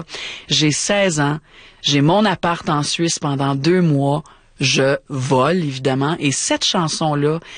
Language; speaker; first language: French; native; French